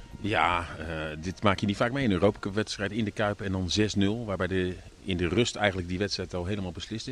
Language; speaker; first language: Dutch; native; Dutch